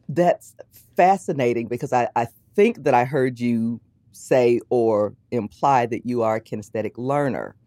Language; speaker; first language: English; native; English